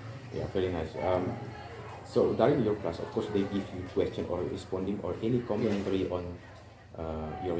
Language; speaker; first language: English; non-native, learner; Indonesian